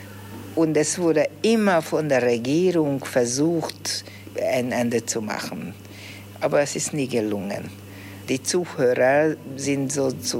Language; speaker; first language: German; early bilingual, heritage; Hungarian